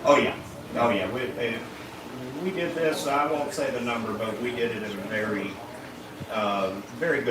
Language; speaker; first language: English; native; English